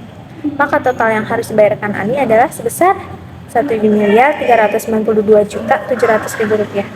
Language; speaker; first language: Indonesian; native; Indonesian